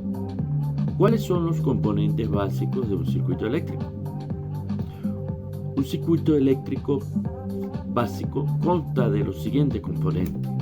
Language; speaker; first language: Spanish; native; Spanish